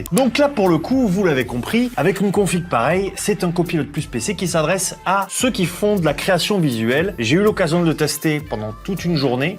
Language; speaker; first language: French; native; French